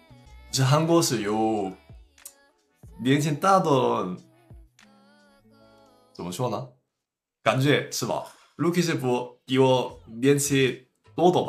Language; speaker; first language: Chinese; non-native, fluent; Korean